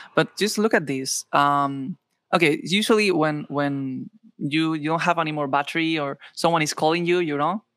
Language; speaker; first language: English; non-native, fluent; Spanish